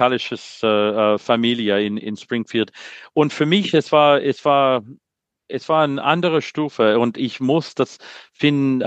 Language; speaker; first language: German; non-native, learner; English